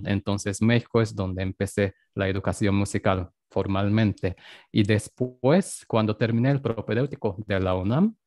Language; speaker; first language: Spanish; non-native, fluent; Japanese